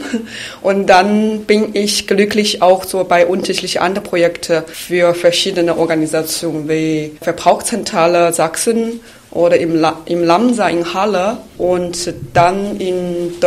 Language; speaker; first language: German; non-native, fluent; Chinese